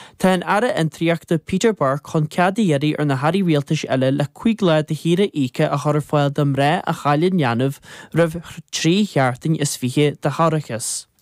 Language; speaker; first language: Irish; native; Irish